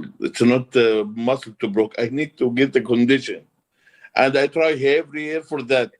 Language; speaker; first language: English; non-native, learner; Arabic